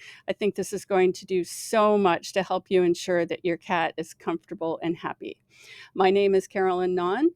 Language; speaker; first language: English; native; English